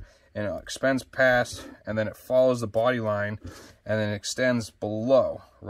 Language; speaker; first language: English; native; English